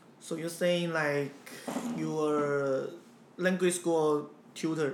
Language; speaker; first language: English; non-native, fluent; Chinese